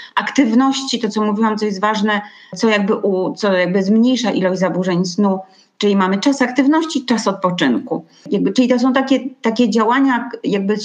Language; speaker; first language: Polish; native; Polish